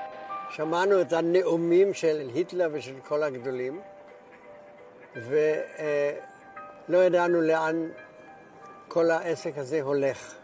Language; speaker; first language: Hebrew; non-native, fluent; German